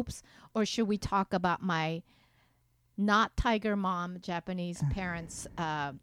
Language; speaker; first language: English; non-native, fluent; Japanese